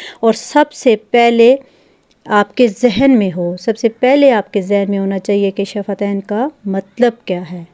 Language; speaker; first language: Urdu; native; Urdu